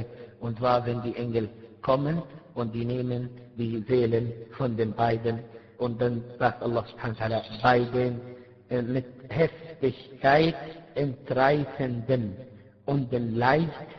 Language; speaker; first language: German; non-native, fluent; Arabic